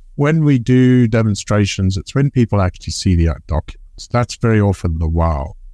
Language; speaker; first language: English; native; English